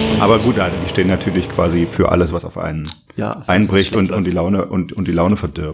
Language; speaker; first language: German; native; German